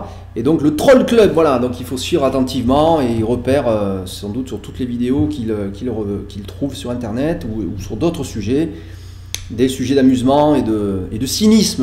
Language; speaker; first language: French; native; French